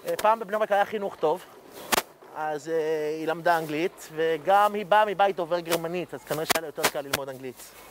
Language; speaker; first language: Hebrew; early bilingual, other home language; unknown